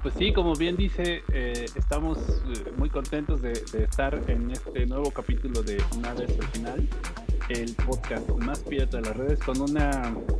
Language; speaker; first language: Spanish; native; Spanish